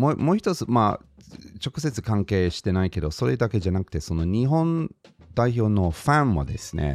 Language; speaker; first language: Japanese; non-native, fluent; English